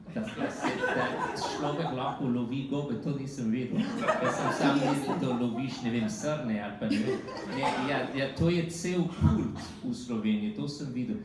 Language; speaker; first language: Slovenian; non-native, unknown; English